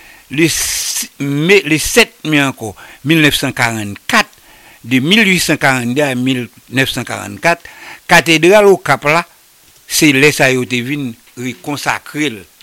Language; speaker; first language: French; native; French